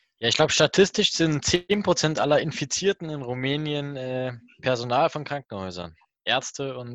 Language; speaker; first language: German; native; German